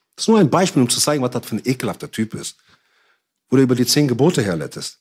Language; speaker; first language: German; early bilingual, other home language; Arabic